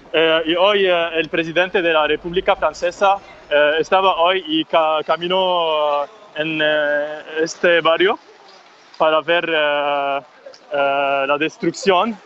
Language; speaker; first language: Spanish; non-native, fluent; Arabic